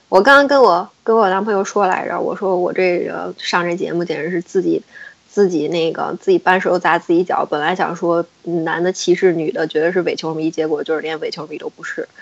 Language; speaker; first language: Chinese; native; Chinese